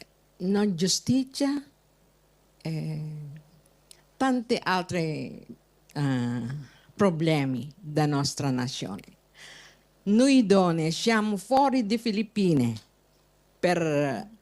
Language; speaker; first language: Italian; non-native, learner; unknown